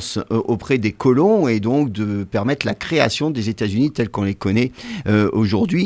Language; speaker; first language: French; native; French